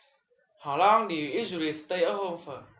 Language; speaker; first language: English; non-native, learner; Vietnamese